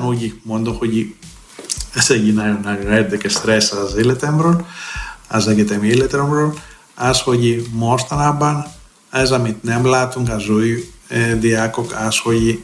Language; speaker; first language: Hungarian; non-native, fluent; Greek